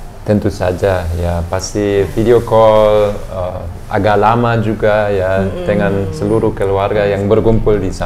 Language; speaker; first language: Indonesian; non-native, fluent; German